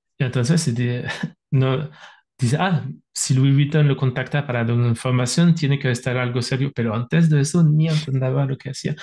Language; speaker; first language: Spanish; non-native, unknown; French